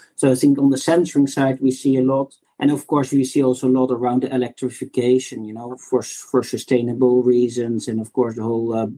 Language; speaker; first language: English; non-native, fluent; Dutch